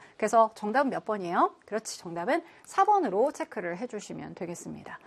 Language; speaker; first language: Korean; native; Korean